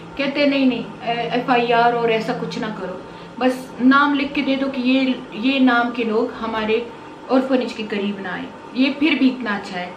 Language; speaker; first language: Urdu; non-native, local second language; Pashto